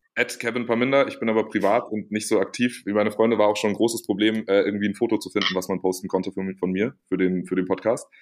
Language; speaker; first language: German; native; German